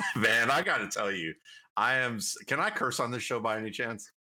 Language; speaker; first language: English; native; English